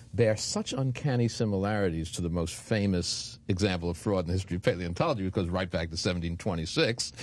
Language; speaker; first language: English; native; English